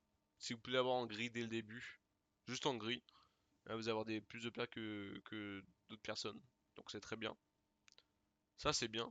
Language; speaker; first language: French; native; French